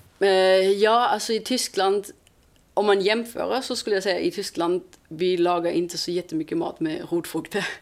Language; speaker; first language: Swedish; non-native, fluent; German